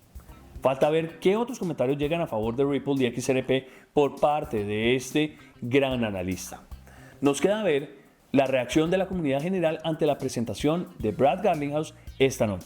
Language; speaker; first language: Spanish; native; Spanish